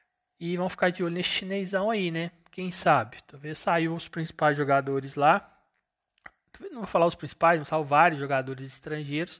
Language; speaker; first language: Portuguese; native; Portuguese